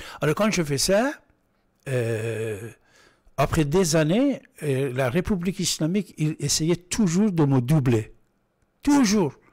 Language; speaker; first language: French; non-native, fluent; Persian